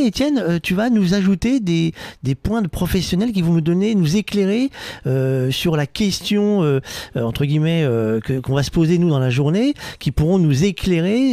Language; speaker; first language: French; native; French